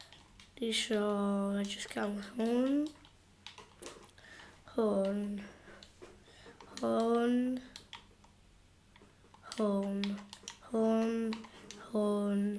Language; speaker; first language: Welsh; non-native, local second language; English